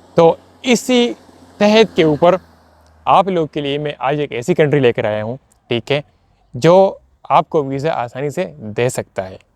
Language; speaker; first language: Urdu; non-native, local second language; Punjabi